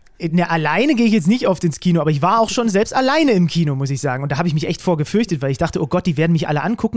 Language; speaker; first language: German; native; German